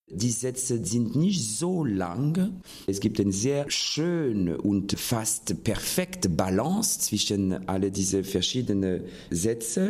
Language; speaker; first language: German; non-native, fluent; French